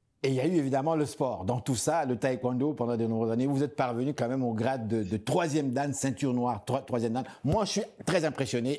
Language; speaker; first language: French; non-native, local second language; Lingala